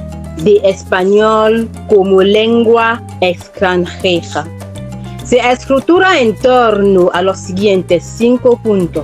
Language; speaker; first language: Spanish; non-native, fluent; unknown